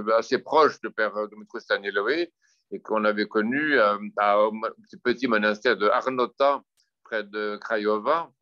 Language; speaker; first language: French; native; French